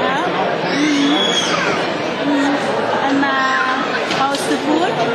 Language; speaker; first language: English; non-native, learner; Indonesian